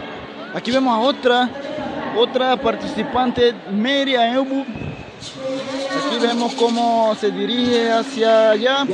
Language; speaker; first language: Spanish; non-native, local second language; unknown